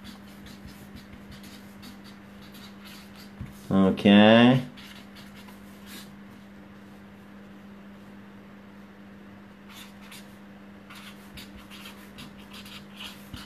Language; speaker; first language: Thai; non-native, fluent; English